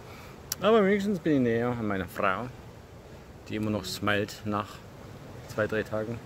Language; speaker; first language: German; native; German